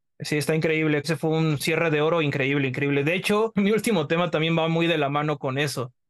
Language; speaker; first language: Spanish; native; Spanish